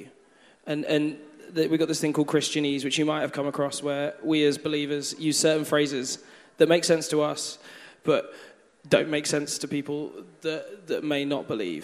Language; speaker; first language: English; native; English